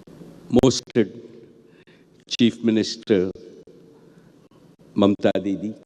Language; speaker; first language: English; non-native, local second language; Gujarati